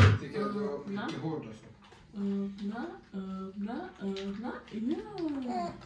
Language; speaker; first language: Swedish; early bilingual, other home language; Turkish